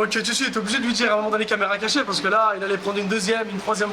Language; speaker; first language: French; native; French